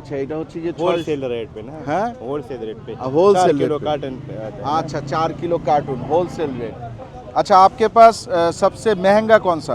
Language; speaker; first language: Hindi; non-native, learner; Bangla